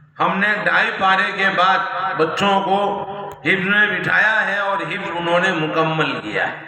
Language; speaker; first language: Urdu; non-native, local second language; Gujarati